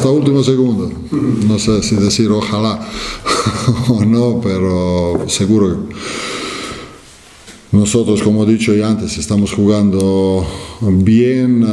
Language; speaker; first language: Spanish; non-native, fluent; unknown